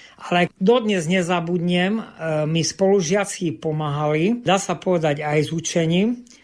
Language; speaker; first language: Slovak; non-native, local second language; Rusyn